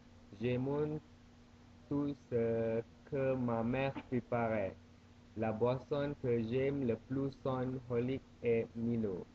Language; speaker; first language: French; non-native, learner; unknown